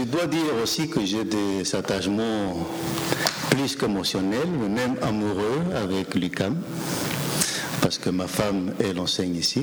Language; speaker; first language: French; non-native, fluent; Spanish